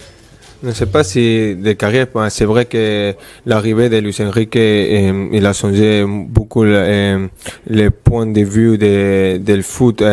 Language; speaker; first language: French; non-native, fluent; Spanish